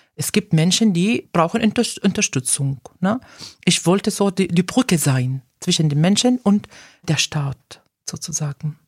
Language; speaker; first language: German; non-native, fluent; Arabic